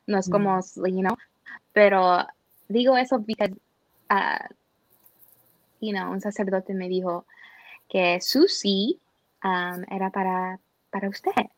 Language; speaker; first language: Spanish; early bilingual, heritage; Spanish